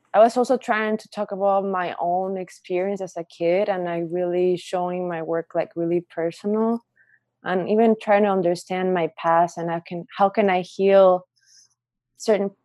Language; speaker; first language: English; non-native, fluent; Spanish